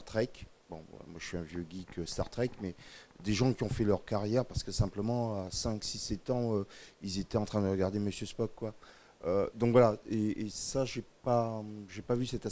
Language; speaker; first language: French; native; French